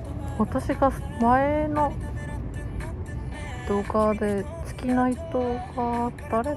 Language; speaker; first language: Japanese; non-native, fluent; Korean